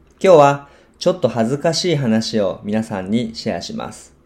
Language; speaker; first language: Japanese; non-native, fluent; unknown